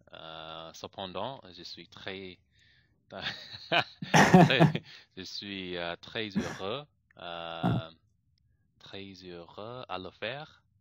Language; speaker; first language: French; non-native, learner; English